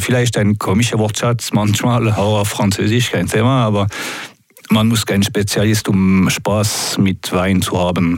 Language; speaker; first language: German; non-native, local second language; French